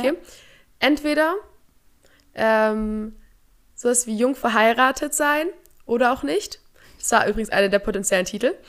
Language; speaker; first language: German; native; German